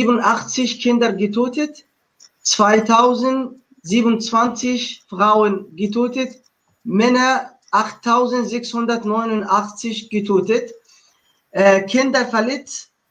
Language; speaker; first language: German; non-native, learner; Arabic